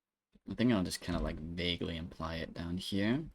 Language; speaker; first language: English; native; English